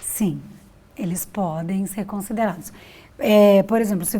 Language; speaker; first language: Portuguese; native; Portuguese